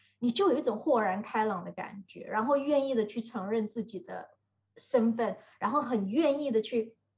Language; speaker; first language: Chinese; native; Chinese